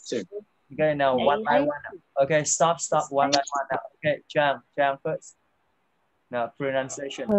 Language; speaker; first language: English; non-native, fluent; Vietnamese